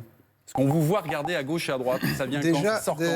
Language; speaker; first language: French; native; French